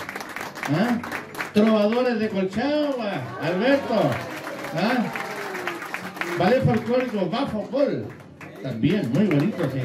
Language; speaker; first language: Spanish; native; Spanish